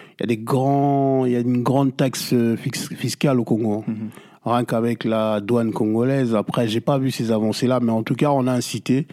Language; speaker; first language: French; non-native, local second language; Lingala